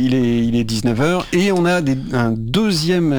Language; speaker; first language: French; native; French